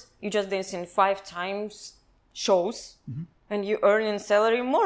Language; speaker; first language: English; non-native, learner; Kazakh